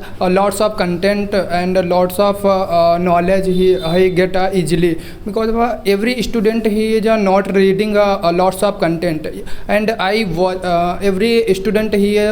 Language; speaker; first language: English; non-native, learner; Hindi